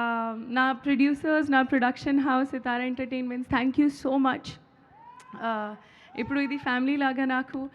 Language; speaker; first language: Telugu; non-native, learner; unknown